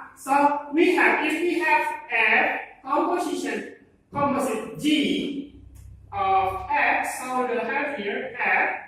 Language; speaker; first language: English; non-native, learner; Indonesian